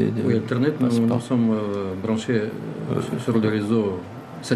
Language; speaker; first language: French; non-native, learner; Russian